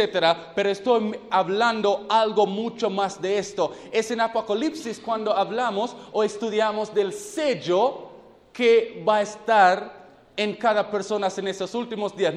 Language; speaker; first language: Spanish; non-native, fluent; English